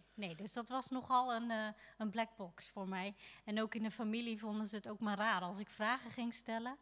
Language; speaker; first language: Dutch; native; Dutch